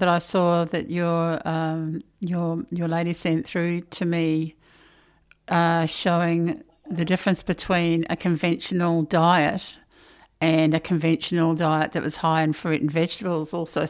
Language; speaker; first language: English; native; English